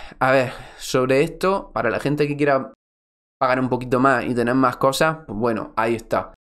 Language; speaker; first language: Spanish; native; Spanish